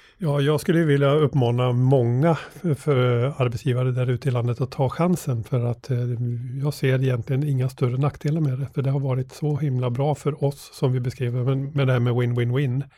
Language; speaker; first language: Swedish; native; Swedish